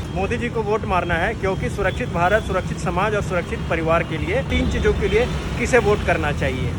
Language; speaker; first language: Hindi; native; Hindi